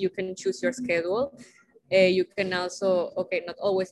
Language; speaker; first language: English; non-native, fluent; Spanish